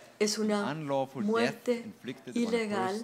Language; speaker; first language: Spanish; non-native, learner; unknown